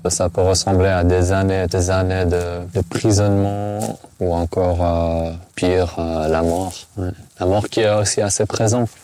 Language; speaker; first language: French; non-native, fluent; Persian